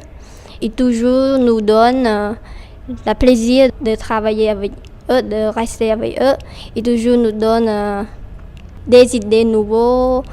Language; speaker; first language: French; non-native, fluent; Khmer